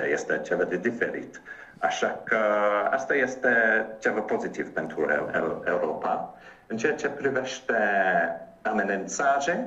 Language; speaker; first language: Romanian; non-native, learner; English